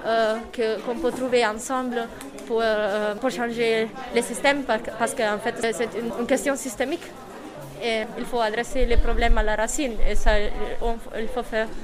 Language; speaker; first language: French; non-native, fluent; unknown